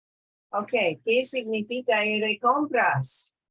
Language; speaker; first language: Spanish; non-native, fluent; English